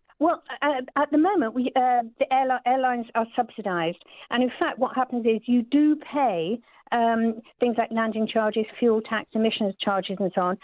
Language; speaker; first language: English; native; English